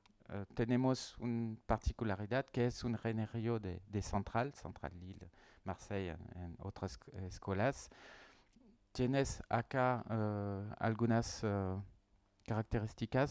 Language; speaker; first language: Spanish; non-native, learner; French